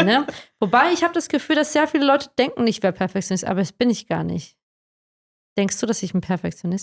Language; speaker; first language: German; native; German